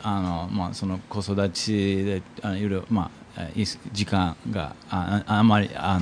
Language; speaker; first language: Japanese; non-native, fluent; English